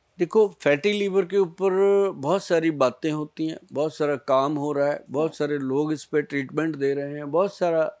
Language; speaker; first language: Hindi; native; Hindi